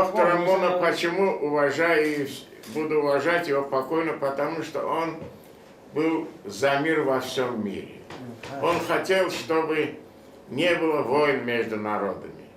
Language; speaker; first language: Russian; non-native, fluent; Korean